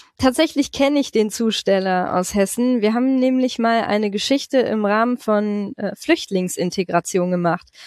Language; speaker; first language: German; native; German